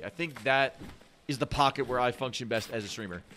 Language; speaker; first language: English; native; English